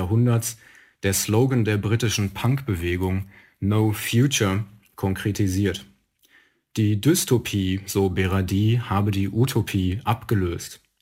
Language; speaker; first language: German; native; German